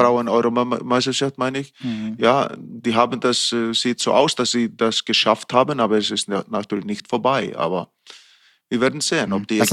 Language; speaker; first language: German; non-native, fluent; Icelandic